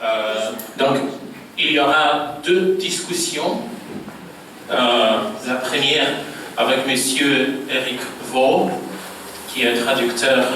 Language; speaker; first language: French; non-native, fluent; Polish